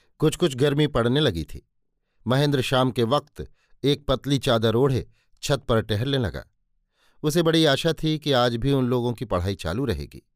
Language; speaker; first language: Hindi; native; Hindi